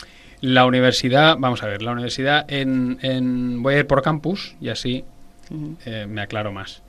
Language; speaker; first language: Spanish; native; Spanish